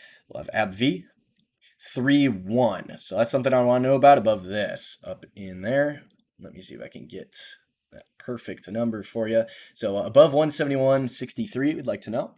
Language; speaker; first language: English; native; English